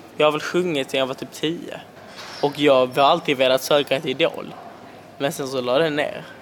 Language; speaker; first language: Swedish; native; Swedish